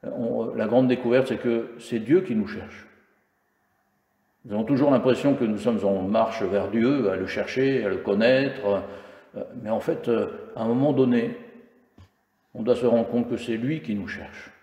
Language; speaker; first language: French; native; French